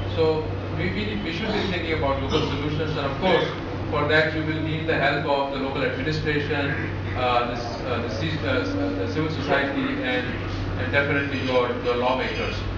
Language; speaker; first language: English; non-native, local second language; Bangla